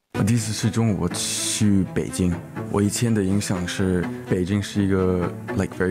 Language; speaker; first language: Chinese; early bilingual, heritage; English